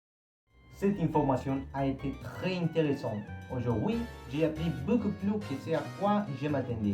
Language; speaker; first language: French; non-native, learner; Spanish